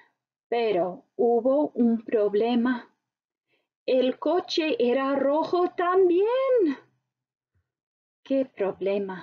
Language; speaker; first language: Spanish; non-native, fluent; English